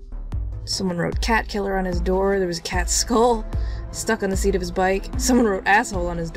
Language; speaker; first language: English; native; English